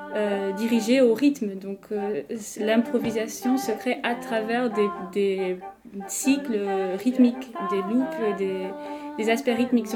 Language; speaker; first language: French; non-native, fluent; Portuguese